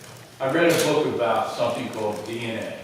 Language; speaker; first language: English; native; English